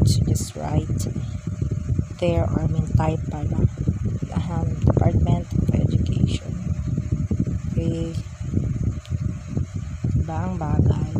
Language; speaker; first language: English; non-native, local second language; Filipino